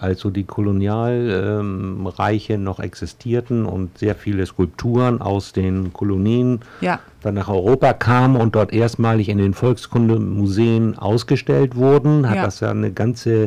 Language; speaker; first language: German; native; German